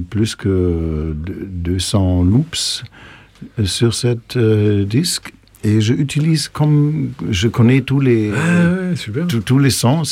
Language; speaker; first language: French; non-native, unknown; German